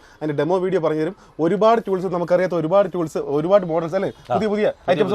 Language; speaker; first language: Malayalam; native; Malayalam